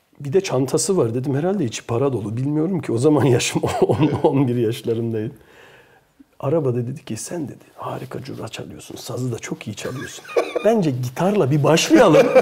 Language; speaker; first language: Turkish; early bilingual, heritage; Turkish